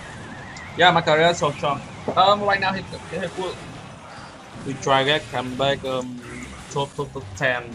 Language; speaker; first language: English; non-native, learner; Vietnamese